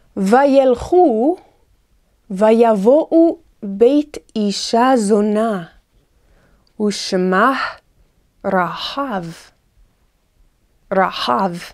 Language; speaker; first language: Hebrew; non-native, fluent; English